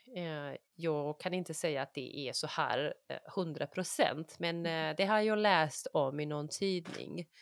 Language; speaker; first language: Swedish; non-native, fluent; Bosnian